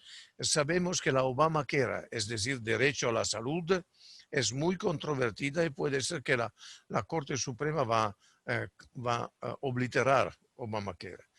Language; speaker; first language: Spanish; non-native, fluent; Italian